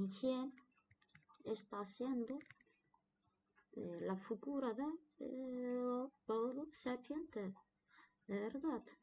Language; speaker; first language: Spanish; non-native, learner; Turkish